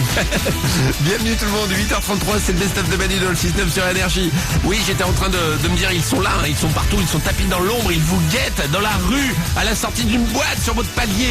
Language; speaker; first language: French; native; French